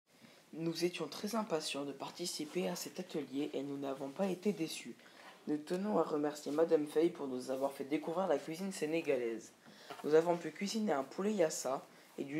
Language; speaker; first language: French; native; French